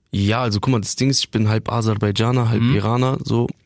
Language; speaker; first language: German; native; German